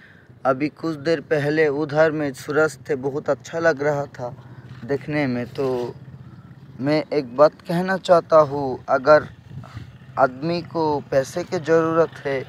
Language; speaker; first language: Hindi; non-native, learner; Bangla